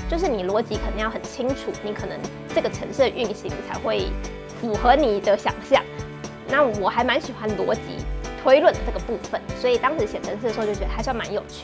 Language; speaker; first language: Chinese; native; Chinese